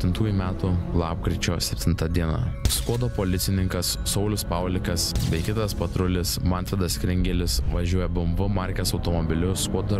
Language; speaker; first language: Lithuanian; native; Lithuanian